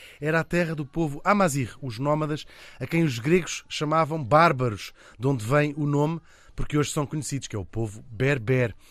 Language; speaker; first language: Portuguese; native; Portuguese